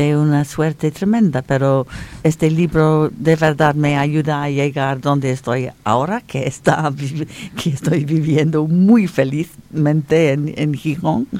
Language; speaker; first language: Spanish; non-native, fluent; English